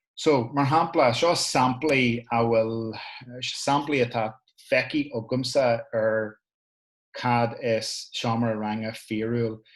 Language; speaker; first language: Irish; non-native, local second language; English